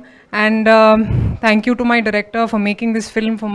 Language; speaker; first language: Telugu; non-native, local second language; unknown